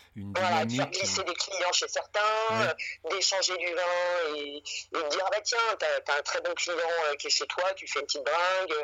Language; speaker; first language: French; native; French